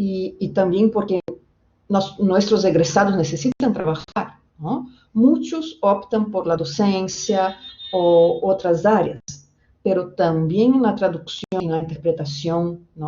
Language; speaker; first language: Spanish; non-native, fluent; Portuguese